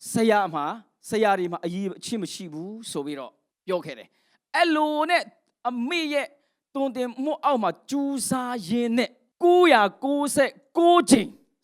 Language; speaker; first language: Burmese; non-native, local second language; Hakha Chin